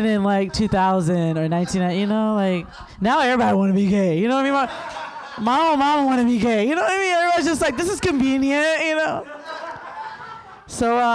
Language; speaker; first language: English; native; English